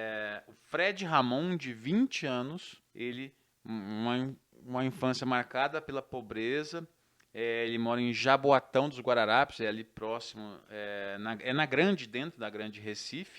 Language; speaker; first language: Portuguese; native; Portuguese